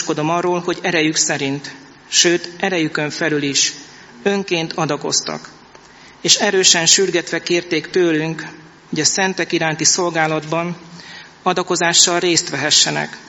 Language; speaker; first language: Hungarian; native; Hungarian